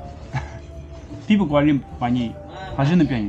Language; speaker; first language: Korean; non-native, fluent; Russian